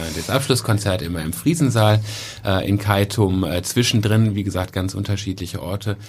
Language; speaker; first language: German; native; German